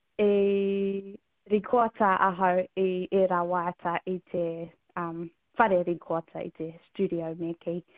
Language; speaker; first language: Māori; non-native, local second language; English